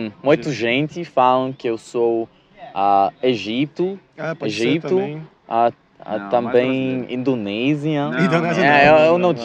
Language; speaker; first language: Portuguese; non-native, learner; English